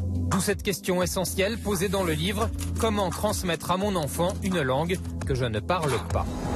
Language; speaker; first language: French; native; French